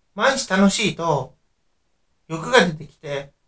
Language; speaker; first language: Japanese; native; Japanese